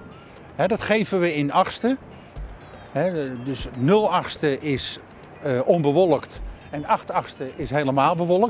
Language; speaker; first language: Dutch; native; Dutch